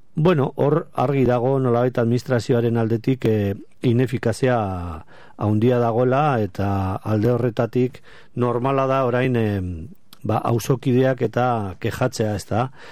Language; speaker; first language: Basque; native; Basque